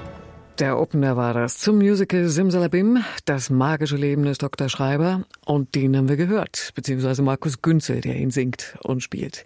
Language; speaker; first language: German; native; German